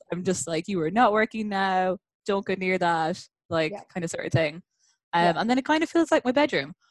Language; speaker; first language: English; native; English